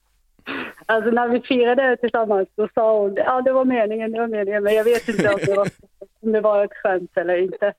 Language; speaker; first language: Swedish; non-native, fluent; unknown